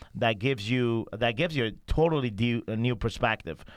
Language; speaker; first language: English; non-native, fluent; Persian